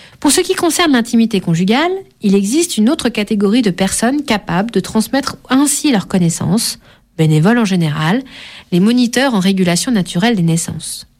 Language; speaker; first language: French; native; French